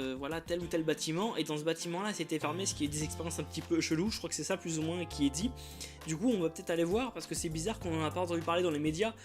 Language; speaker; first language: French; native; French